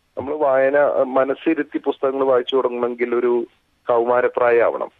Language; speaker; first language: Malayalam; native; Malayalam